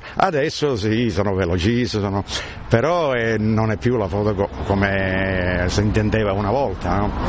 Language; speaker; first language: Italian; native; Italian